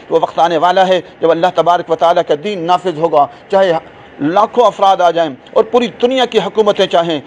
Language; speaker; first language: Urdu; non-native, local second language; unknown